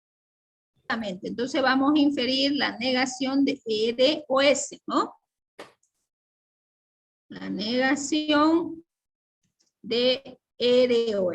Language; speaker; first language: Spanish; native; Spanish